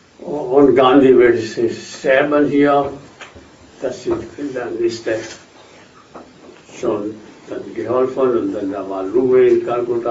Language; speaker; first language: German; non-native, fluent; Hindi